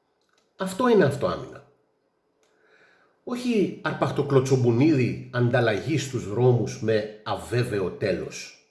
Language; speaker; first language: Greek; native; Greek